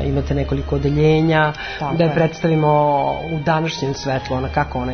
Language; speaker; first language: Serbian; native; Serbian